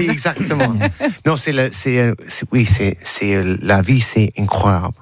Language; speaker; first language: French; non-native, learner; English